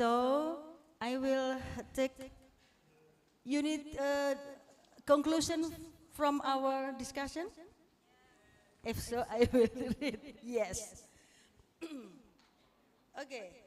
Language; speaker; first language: English; non-native, fluent; Indonesian